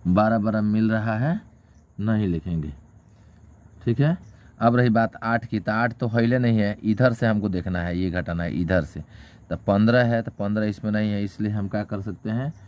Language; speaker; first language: Hindi; native; Hindi